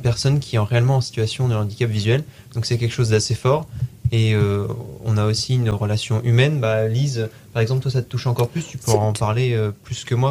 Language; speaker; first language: French; native; French